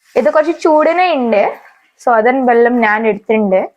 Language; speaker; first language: Malayalam; non-native, learner; Hindi